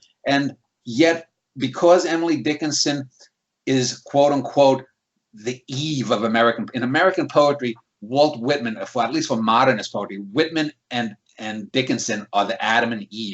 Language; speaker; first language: English; native; English